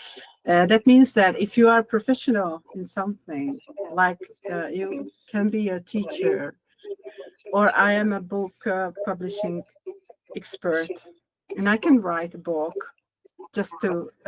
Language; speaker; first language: English; non-native, learner; Hungarian